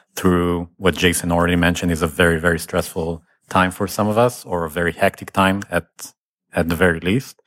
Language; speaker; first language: English; non-native, fluent; Hebrew